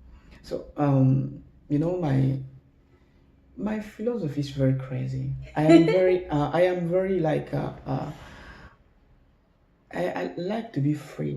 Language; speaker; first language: English; non-native, learner; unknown